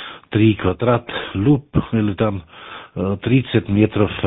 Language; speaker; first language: Russian; non-native, learner; German